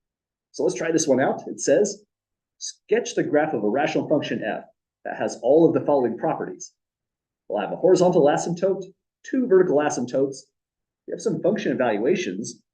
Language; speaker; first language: English; native; English